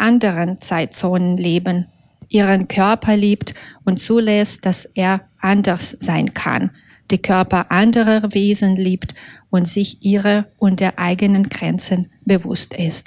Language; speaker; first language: German; non-native, fluent; Russian